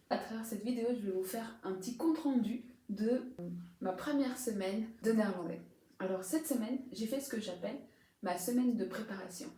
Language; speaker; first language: French; native; French